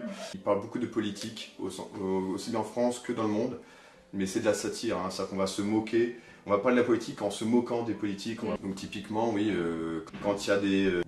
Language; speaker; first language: French; native; French